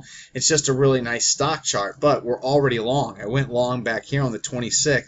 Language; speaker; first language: English; native; English